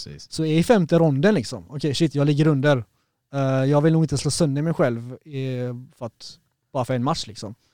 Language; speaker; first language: Swedish; native; Swedish